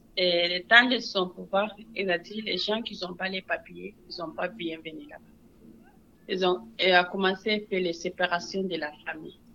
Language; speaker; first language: French; non-native, local second language; Wolof